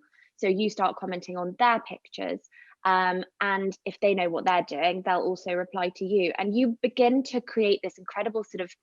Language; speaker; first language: English; native; English